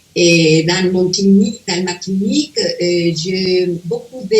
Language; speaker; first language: French; non-native, fluent; Spanish